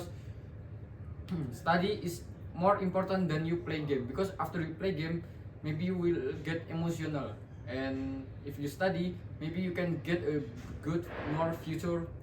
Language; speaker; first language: English; non-native, learner; Indonesian